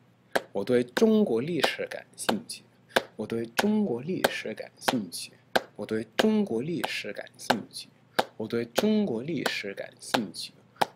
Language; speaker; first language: Chinese; non-native, fluent; English